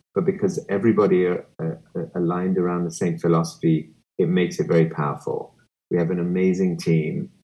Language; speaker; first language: English; native; English